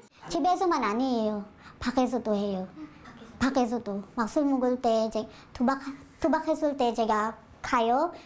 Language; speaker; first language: Korean; non-native, learner; Thai